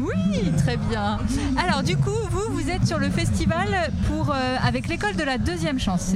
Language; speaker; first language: French; native; French